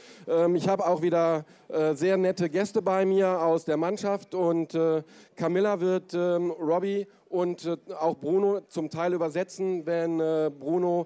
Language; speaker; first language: German; native; German